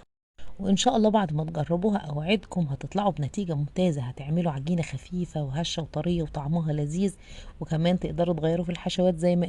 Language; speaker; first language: Arabic; native; Arabic